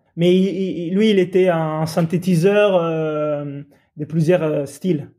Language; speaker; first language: French; non-native, fluent; Italian